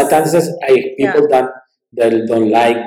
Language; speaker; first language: English; non-native, learner; Spanish